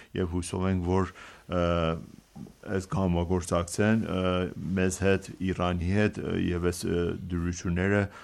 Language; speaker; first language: Armenian; native; Armenian